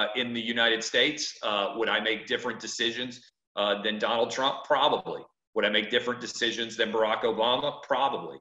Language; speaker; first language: English; native; English